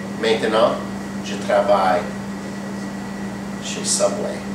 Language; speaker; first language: French; non-native, learner; English